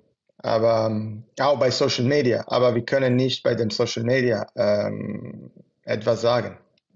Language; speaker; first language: German; non-native, fluent; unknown